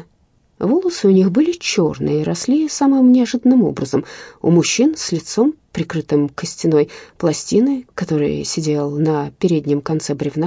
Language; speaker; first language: Russian; native; Russian